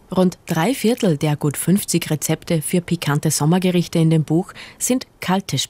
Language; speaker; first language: German; native; German